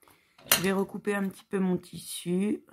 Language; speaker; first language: French; native; French